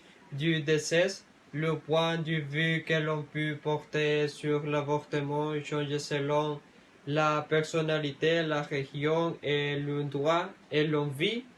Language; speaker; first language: French; non-native, learner; Spanish